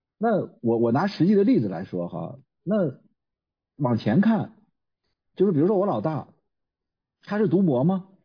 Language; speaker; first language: Chinese; native; Chinese